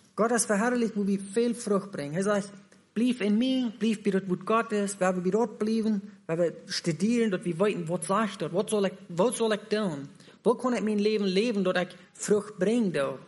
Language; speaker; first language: German; non-native, learner; Plautdietsch